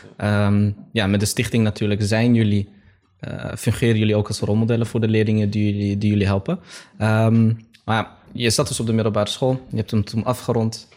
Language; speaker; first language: Dutch; early bilingual, other home language; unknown